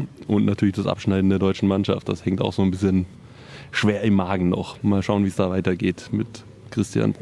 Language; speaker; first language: German; native; German